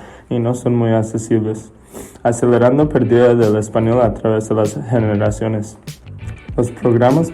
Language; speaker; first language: Spanish; non-native, learner; English